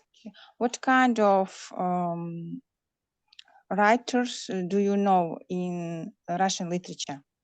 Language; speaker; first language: English; non-native, learner; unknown